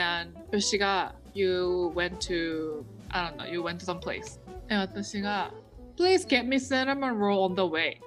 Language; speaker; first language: English; native; English